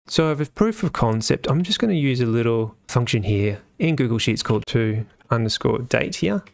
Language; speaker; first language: English; native; English